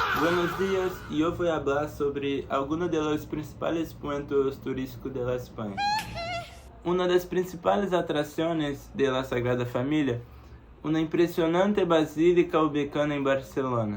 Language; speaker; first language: Spanish; non-native, learner; Portuguese